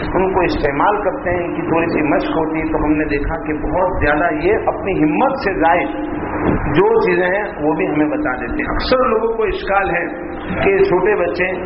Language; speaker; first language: Urdu; non-native, local second language; Gujarati